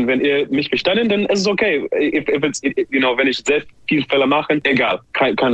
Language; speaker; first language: German; non-native, learner; English